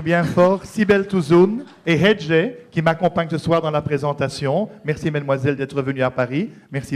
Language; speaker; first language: French; native; French